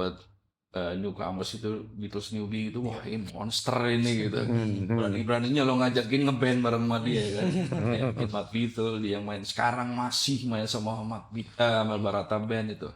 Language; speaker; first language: Indonesian; native; Indonesian